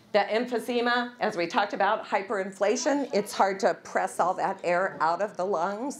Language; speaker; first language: English; native; English